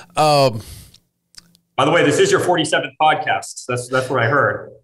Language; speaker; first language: English; early bilingual, other home language; Spanish